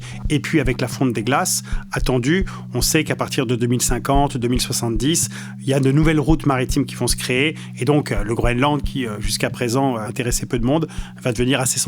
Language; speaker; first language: French; native; French